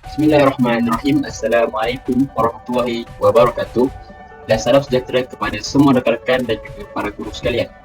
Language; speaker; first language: Malay; native; Malay